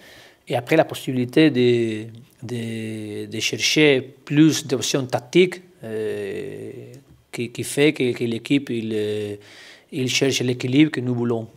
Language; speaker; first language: French; non-native, learner; Spanish